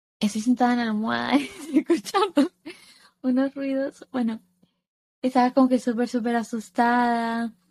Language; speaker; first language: Spanish; early bilingual, heritage; Spanish